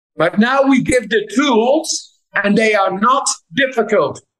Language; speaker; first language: English; non-native, fluent; Dutch